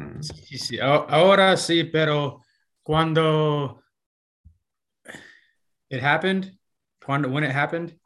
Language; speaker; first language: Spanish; non-native, learner; English